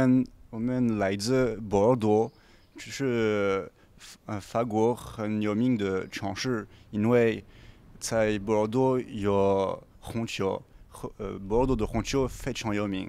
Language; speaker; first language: Chinese; non-native, learner; French